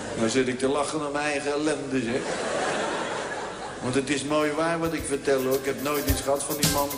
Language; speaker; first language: Dutch; native; Dutch